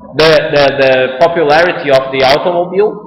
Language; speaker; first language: English; non-native, fluent; Portuguese